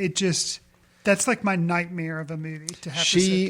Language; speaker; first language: English; native; English